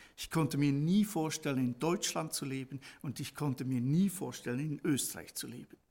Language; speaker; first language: German; native; German